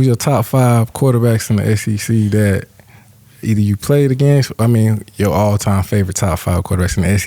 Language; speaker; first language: English; native; English